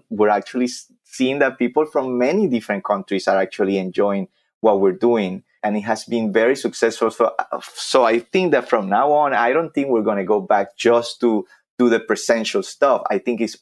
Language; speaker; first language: English; non-native, fluent; Spanish